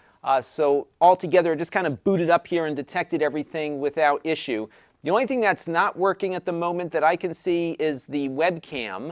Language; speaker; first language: English; native; English